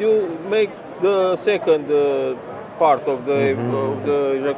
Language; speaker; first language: English; non-native, learner; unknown